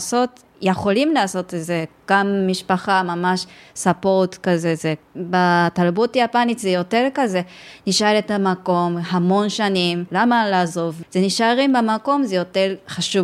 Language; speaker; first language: Hebrew; non-native, learner; Japanese